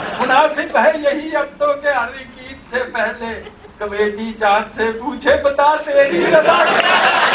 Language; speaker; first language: Urdu; non-native, local second language; Punjabi